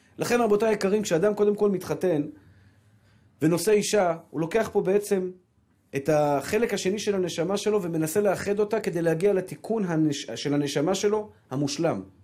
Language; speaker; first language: Hebrew; native; Hebrew